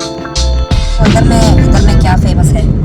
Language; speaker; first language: Hindi; non-native, local second language; Malayalam